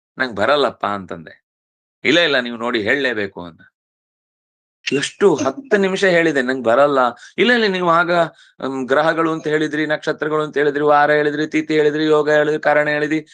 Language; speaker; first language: Kannada; non-native, local second language; Tulu